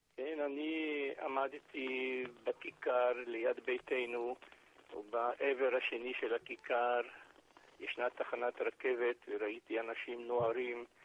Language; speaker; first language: Hebrew; non-native, fluent; Hungarian